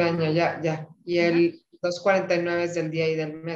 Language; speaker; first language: Spanish; native; Spanish